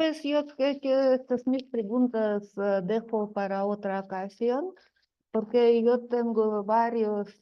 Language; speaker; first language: Spanish; non-native, fluent; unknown